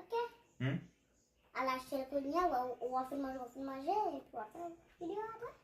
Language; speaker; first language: French; non-native, learner; Haitian Creole